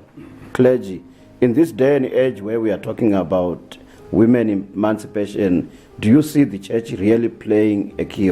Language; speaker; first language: English; non-native, local second language; Shona